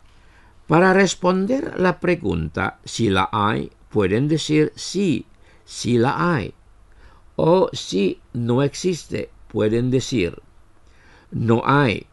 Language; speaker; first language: Spanish; non-native, fluent; Indonesian